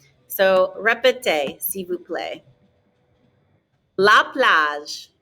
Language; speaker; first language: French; non-native, fluent; English